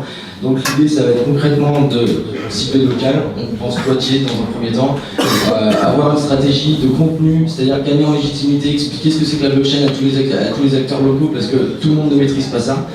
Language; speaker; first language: French; native; French